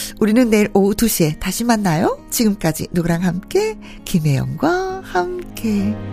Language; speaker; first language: Korean; native; Korean